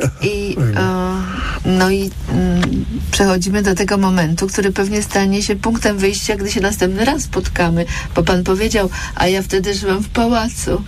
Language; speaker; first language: Polish; native; Polish